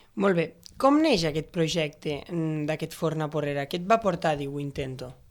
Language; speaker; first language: Catalan; native; Catalan